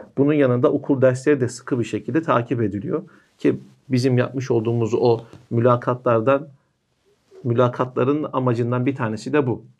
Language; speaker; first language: Turkish; native; Turkish